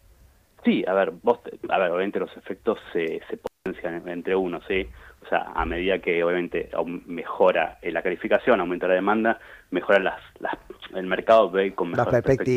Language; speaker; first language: Spanish; native; Spanish